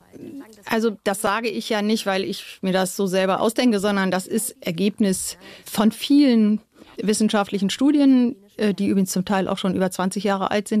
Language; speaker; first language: German; native; German